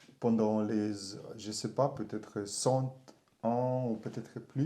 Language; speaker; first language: French; non-native, learner; German